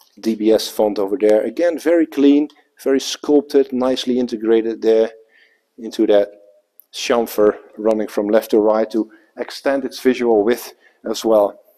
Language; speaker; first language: English; non-native, fluent; Dutch